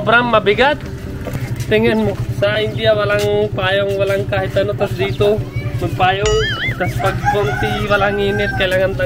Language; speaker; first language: Filipino; non-native, learner; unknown